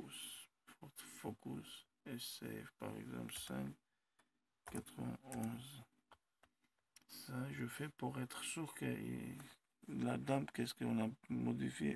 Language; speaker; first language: French; non-native, learner; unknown